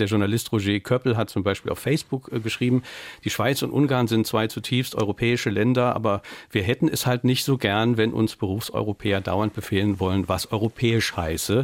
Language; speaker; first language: German; native; German